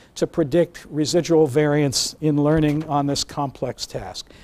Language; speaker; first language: English; native; English